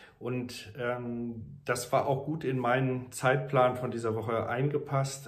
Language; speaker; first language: German; native; German